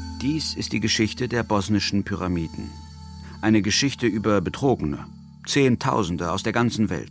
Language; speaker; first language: German; early bilingual, other home language; Bosnian